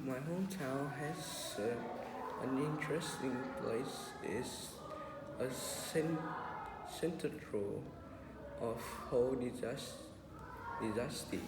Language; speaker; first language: English; non-native, learner; Vietnamese